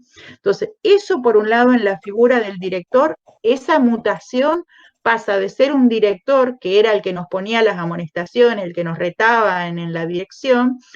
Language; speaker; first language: Spanish; native; Spanish